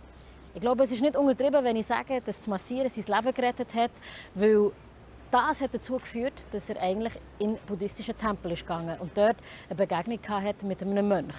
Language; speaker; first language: German; native; German